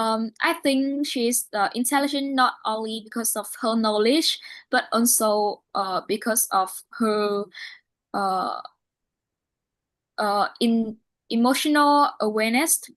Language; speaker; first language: English; non-native, learner; Vietnamese